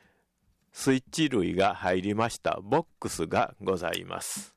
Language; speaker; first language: Japanese; native; Japanese